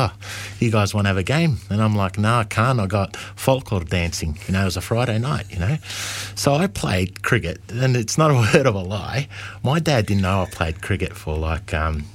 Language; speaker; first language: English; native; English